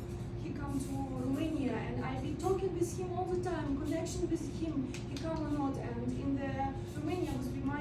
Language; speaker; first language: English; non-native, learner; Russian